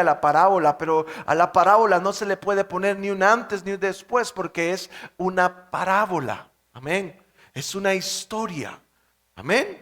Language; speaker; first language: Spanish; native; Spanish